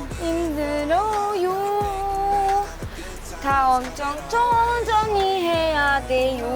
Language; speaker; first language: Korean; non-native, learner; Greek